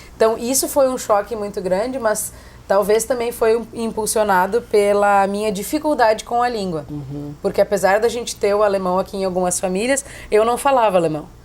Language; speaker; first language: Portuguese; native; Portuguese